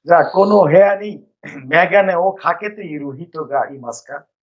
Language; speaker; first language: Japanese; non-native, fluent; Bangla